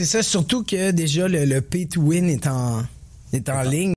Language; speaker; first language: French; native; French